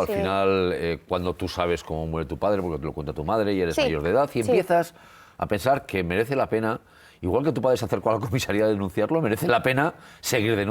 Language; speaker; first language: Spanish; native; Spanish